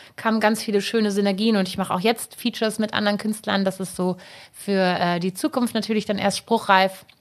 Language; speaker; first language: German; native; German